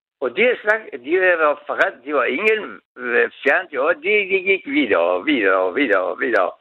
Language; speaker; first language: Danish; non-native, learner; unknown